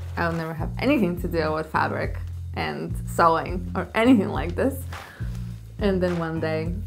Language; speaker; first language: English; non-native, fluent; Polish